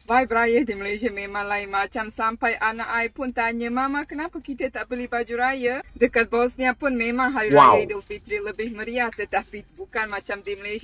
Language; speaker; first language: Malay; non-native, fluent; Bosnian